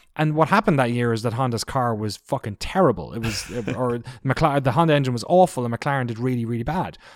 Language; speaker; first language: English; native; English